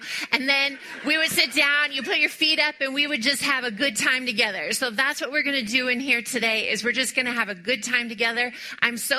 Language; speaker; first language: English; native; English